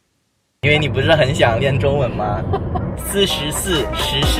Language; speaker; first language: Chinese; non-native, fluent; English